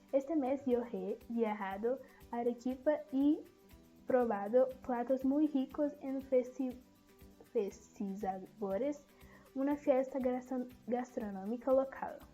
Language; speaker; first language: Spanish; non-native, learner; Portuguese